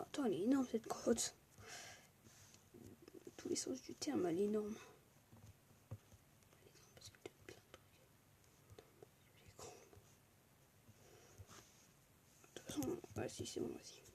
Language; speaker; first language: French; native; French